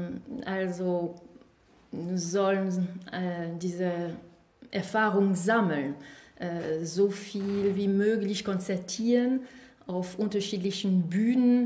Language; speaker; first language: German; non-native, fluent; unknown